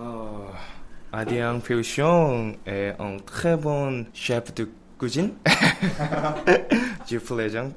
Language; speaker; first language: French; non-native, learner; Korean